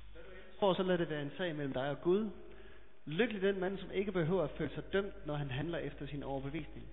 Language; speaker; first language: Danish; native; Danish